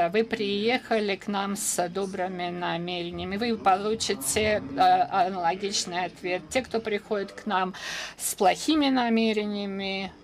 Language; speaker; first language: Russian; non-native, local second language; Armenian